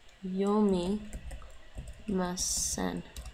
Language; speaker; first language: Japanese; non-native, learner; English